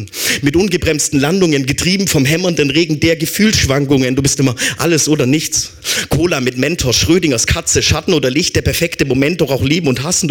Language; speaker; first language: German; native; German